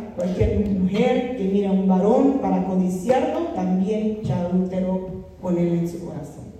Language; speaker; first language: Spanish; non-native, fluent; English